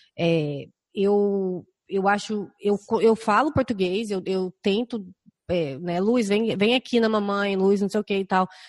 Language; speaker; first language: Portuguese; native; Portuguese